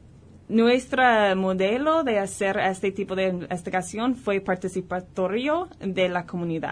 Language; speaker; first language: Spanish; early bilingual, heritage; Spanish